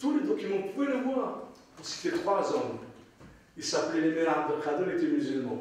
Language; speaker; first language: French; non-native, local second language; Arabic